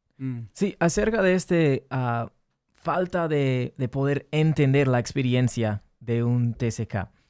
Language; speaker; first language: Spanish; early bilingual, heritage; English